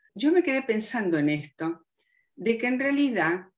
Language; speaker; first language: Spanish; early bilingual, other home language; German